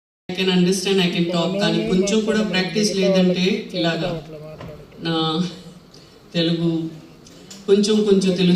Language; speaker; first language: Telugu; non-native, learner; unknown